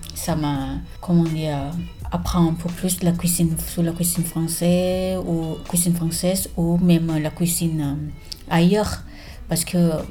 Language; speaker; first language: French; non-native, learner; Thai